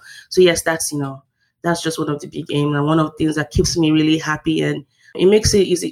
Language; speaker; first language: English; non-native, local second language; Yoruba